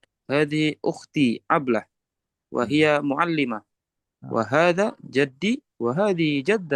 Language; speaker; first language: Arabic; non-native, learner; Indonesian